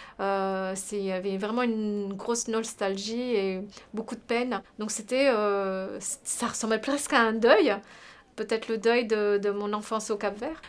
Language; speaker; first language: French; early bilingual, other home language; Kabuverdianu